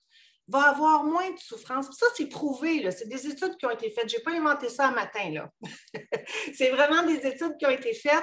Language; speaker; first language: French; native; French